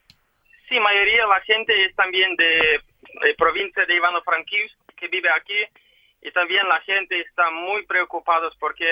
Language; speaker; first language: Spanish; non-native, learner; Ukrainian